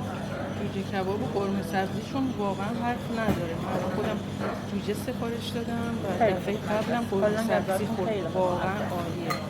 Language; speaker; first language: Persian; native; Persian